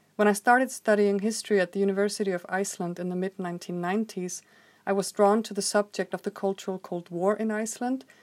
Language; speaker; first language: English; non-native, fluent; Icelandic